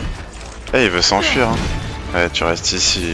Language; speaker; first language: French; native; French